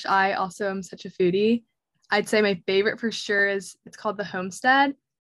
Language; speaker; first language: English; native; English